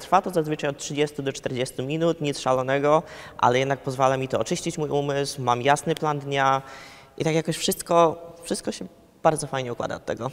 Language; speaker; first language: Polish; early bilingual, heritage; Polish